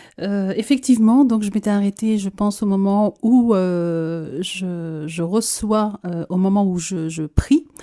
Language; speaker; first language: French; early bilingual, other home language; Arabic